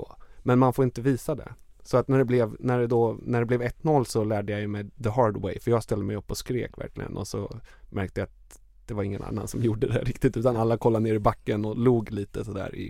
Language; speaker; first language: Swedish; native; Swedish